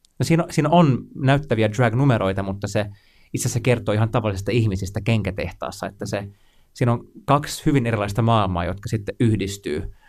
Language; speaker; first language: Finnish; non-native, local second language; Swedish